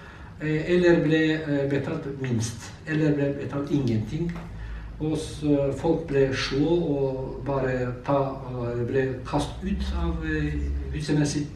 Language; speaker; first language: Norwegian; non-native, learner; Azerbaijani